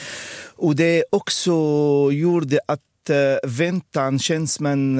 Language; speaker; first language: Swedish; non-native, fluent; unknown